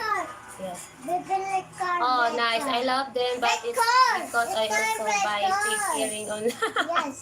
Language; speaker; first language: English; non-native, learner; Filipino